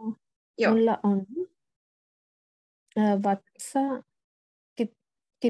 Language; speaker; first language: Finnish; non-native, learner; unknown